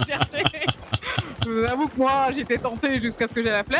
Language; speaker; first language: French; native; French